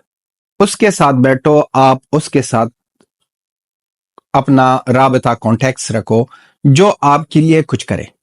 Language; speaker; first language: Hindi; non-native, fluent; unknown